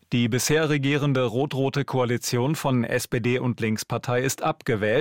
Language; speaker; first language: German; native; German